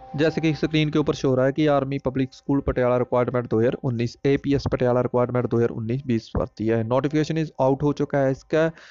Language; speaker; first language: Hindi; non-native, local second language; Punjabi